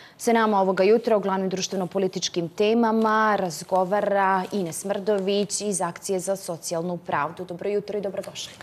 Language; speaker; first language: Serbian; native; Serbian